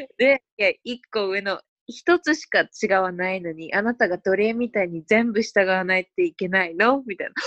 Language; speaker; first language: Japanese; early bilingual, other home language; Spanish